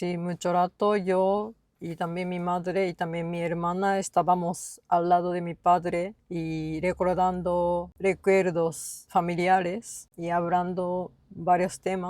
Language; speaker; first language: Spanish; non-native, learner; Japanese